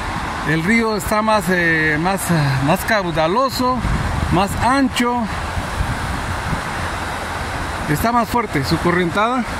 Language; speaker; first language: Spanish; native; Spanish